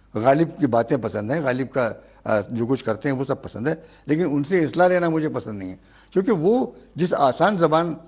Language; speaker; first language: Hindi; native; Hindi